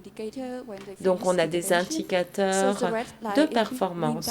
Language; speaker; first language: French; non-native, fluent; Vietnamese